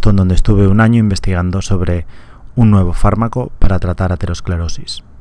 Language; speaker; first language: Spanish; native; Spanish